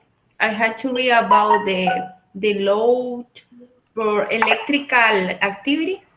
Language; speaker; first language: English; non-native, learner; Spanish